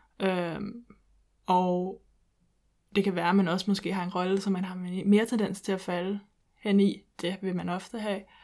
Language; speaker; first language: Danish; early bilingual, heritage; Danish